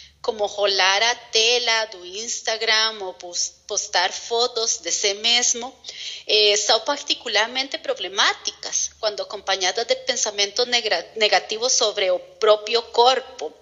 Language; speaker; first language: Portuguese; non-native, learner; Spanish